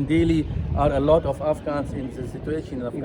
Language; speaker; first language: English; non-native, learner; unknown